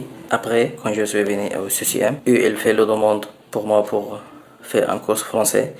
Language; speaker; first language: French; non-native, learner; Arabic